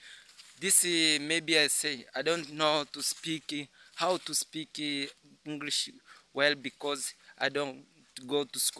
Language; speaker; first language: English; non-native, learner; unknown